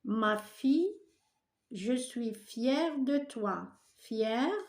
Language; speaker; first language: French; non-native, local second language; Arabic